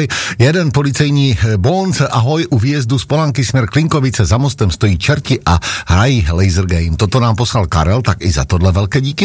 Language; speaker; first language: Czech; native; Czech